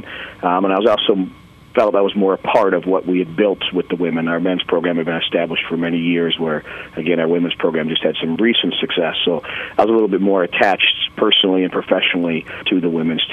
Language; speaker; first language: English; native; English